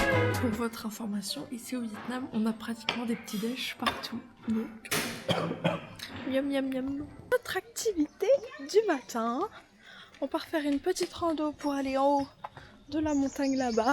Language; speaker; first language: French; native; French